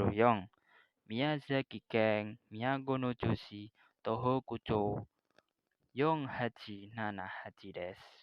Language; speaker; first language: Japanese; non-native, learner; Indonesian